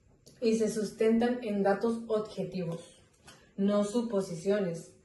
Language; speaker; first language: Spanish; native; Spanish